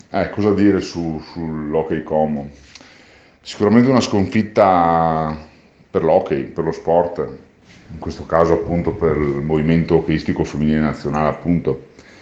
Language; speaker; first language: Italian; native; Italian